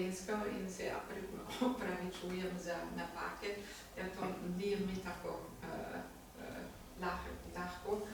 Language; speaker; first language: Slovenian; non-native, learner; German